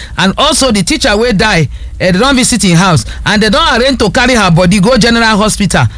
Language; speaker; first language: Nigerian Pidgin; non-native, local second language; Yoruba